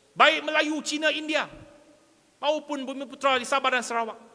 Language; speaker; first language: Malay; non-native, local second language; Chinese